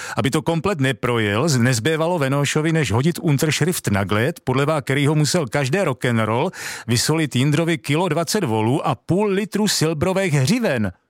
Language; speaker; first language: Czech; native; Czech